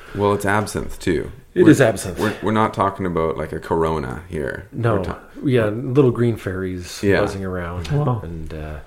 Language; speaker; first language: English; native; English